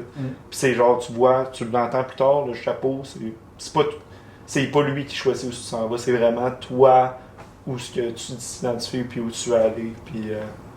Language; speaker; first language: French; native; French